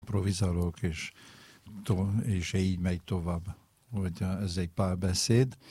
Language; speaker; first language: Hungarian; non-native, fluent; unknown